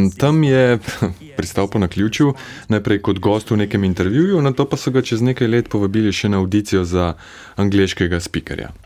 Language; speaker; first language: Slovenian; native; Slovenian